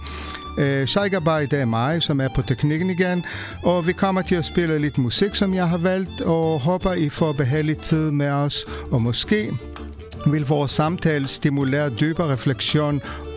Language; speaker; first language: Danish; non-native, fluent; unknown